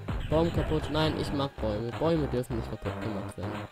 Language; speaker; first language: German; native; German